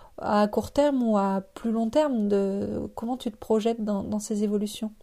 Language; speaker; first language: French; native; French